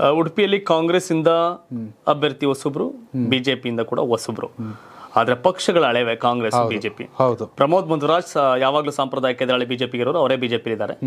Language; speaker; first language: Kannada; native; Kannada